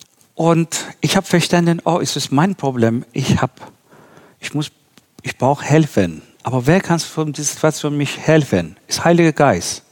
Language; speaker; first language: German; non-native, learner; Persian